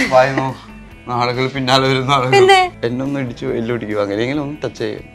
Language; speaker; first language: Malayalam; native; Malayalam